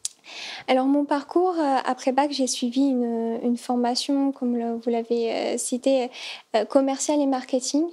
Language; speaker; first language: French; native; French